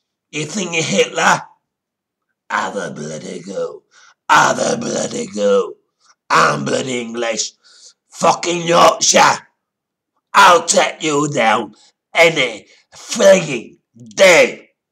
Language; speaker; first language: English; native; English